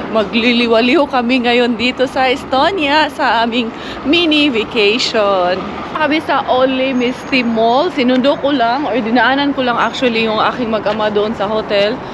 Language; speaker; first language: Filipino; non-native, local second language; Cebuano